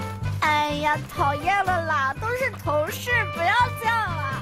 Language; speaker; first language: Chinese; native; Chinese